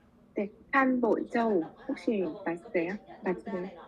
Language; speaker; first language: Korean; non-native, learner; Vietnamese